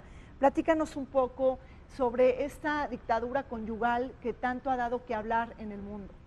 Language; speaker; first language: Spanish; native; Spanish